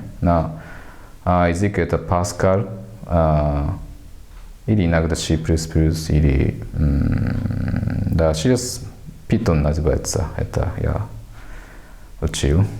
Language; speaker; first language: Russian; non-native, learner; Japanese